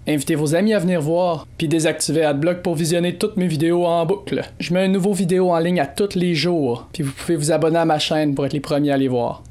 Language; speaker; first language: French; native; French